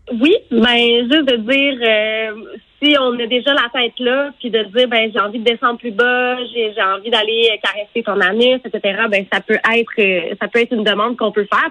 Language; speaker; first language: French; native; French